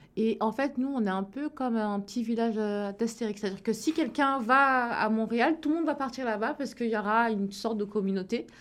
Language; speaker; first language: French; early bilingual, other home language; Wolof